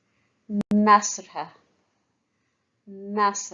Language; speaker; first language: Irish; non-native, local second language; English